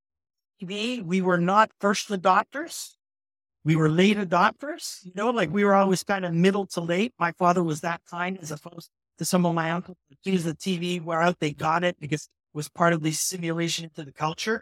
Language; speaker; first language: English; native; English